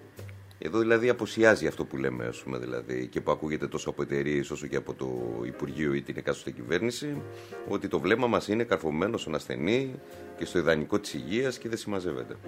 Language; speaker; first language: Greek; native; Greek